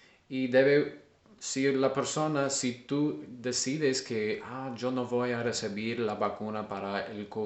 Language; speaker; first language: Spanish; non-native, learner; English